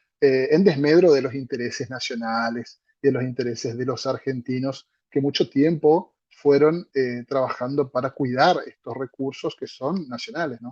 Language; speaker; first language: Spanish; native; Spanish